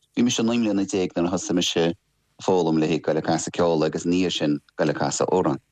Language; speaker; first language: Irish; non-native, local second language; English